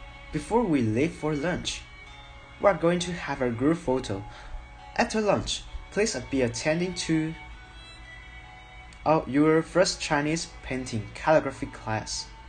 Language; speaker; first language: English; non-native, fluent; Chinese